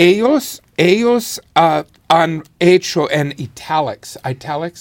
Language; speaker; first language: Spanish; non-native, fluent; English